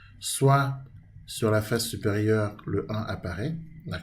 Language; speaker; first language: French; native; French